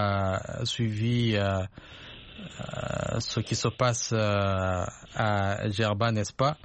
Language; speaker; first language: French; non-native, local second language; Rundi